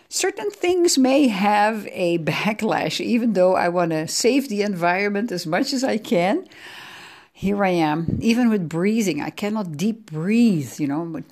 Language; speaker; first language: English; non-native, fluent; Dutch